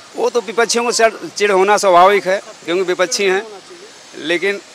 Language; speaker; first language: Hindi; native; Hindi